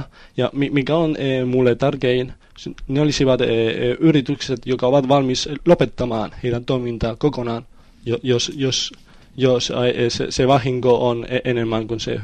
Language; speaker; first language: Finnish; non-native, fluent; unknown